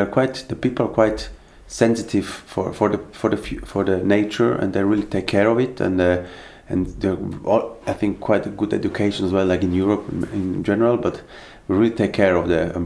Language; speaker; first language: English; non-native, fluent; Swiss German